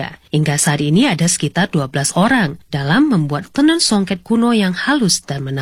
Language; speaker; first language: Indonesian; native; Indonesian